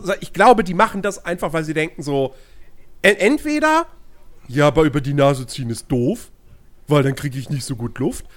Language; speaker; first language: German; early bilingual, other home language; Turkish